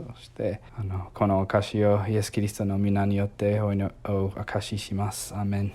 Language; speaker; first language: Japanese; non-native, learner; English